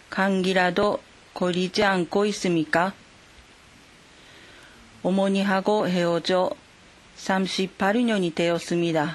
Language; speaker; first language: Korean; non-native, fluent; Japanese